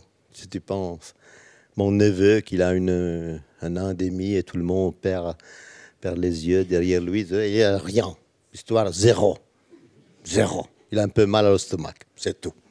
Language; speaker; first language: French; non-native, learner; Italian